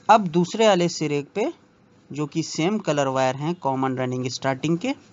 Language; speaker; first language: Hindi; native; Hindi